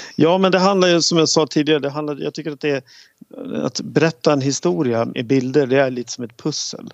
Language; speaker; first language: Swedish; native; Swedish